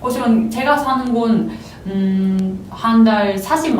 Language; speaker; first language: Korean; non-native, fluent; Japanese